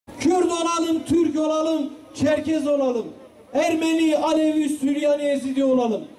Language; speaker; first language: Turkish; non-native, local second language; Kurdish